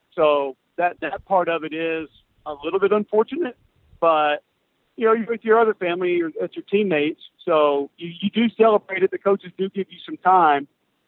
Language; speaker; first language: English; native; English